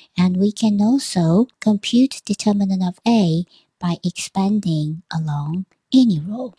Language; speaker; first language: English; non-native, fluent; Chinese